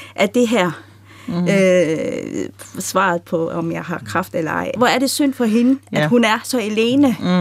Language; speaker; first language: Danish; native; Danish